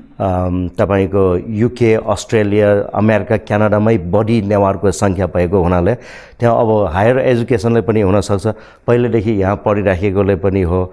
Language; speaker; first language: Nepali; non-native, local second language; Newari